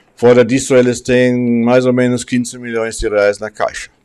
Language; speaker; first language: Portuguese; non-native, fluent; German